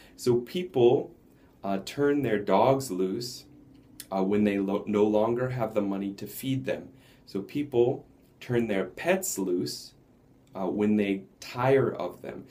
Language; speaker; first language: English; native; English